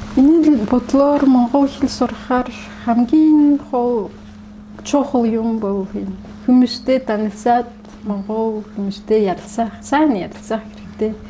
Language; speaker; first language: Mongolian; non-native, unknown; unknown